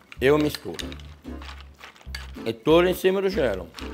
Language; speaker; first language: Portuguese; non-native, fluent; French